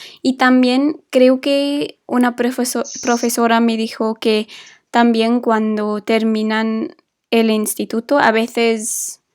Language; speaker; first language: Spanish; non-native, fluent; English